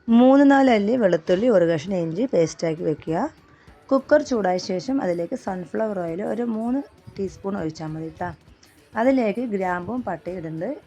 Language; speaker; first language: Malayalam; non-native, local second language; Tamil